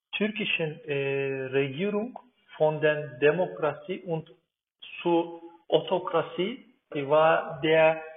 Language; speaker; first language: German; non-native, fluent; Turkish